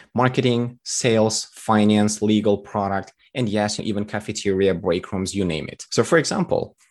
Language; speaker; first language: English; early bilingual, other home language; Tajik